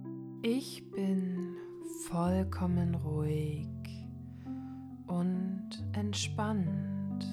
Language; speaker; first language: German; native; German